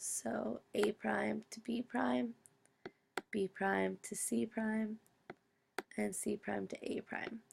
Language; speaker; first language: English; native; English